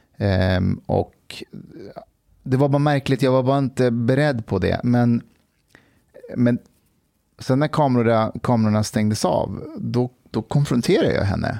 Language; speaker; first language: Swedish; early bilingual, other home language; Persian